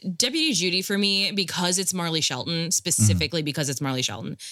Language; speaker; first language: English; native; English